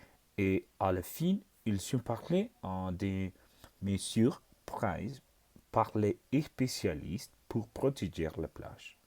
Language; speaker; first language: French; non-native, learner; Spanish